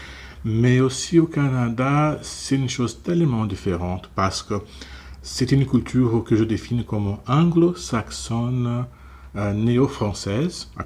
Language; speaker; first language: French; non-native, fluent; Portuguese